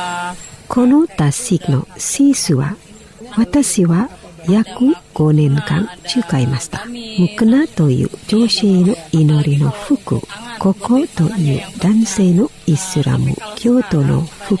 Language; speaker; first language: Japanese; non-native, fluent; Indonesian